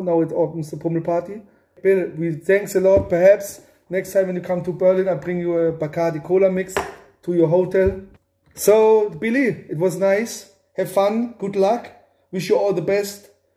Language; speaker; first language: English; non-native, learner; German